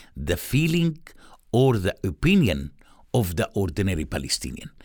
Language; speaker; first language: English; non-native, fluent; Arabic